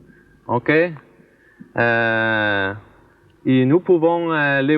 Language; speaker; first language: French; non-native, learner; Danish